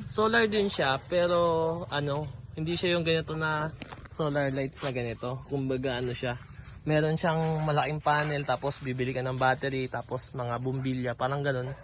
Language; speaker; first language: Filipino; native; Filipino